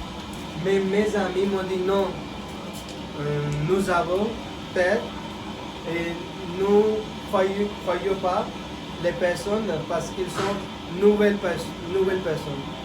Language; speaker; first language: French; non-native, learner; Hindi